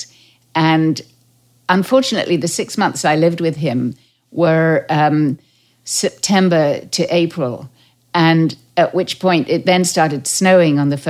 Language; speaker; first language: English; native; English